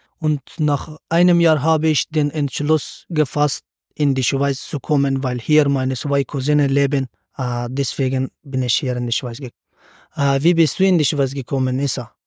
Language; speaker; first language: German; non-native, learner; Persian